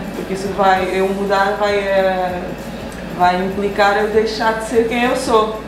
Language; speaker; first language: Portuguese; non-native, local second language; Kabuverdianu